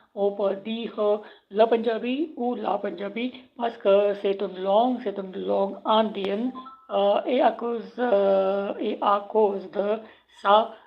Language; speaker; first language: French; non-native, learner; Punjabi